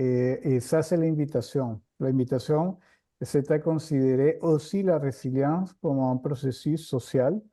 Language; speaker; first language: French; non-native, fluent; Spanish